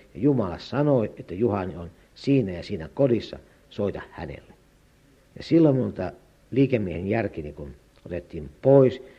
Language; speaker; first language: Finnish; native; Finnish